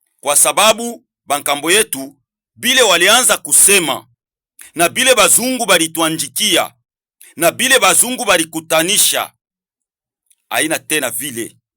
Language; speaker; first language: Swahili; native; Swahili